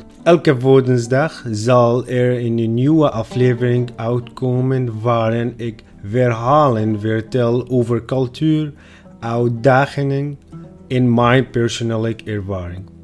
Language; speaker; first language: Dutch; non-native, fluent; Arabic